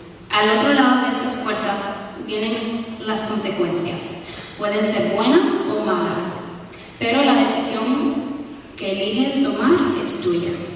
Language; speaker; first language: Spanish; early bilingual, other home language; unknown